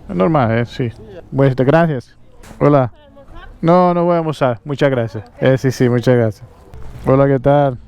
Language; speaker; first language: Spanish; non-native, learner; Portuguese